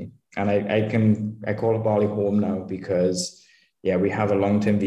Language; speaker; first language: English; native; English